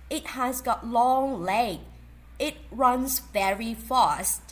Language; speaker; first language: English; non-native, learner; Thai